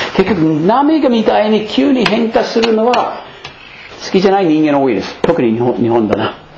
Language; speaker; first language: Japanese; non-native, fluent; English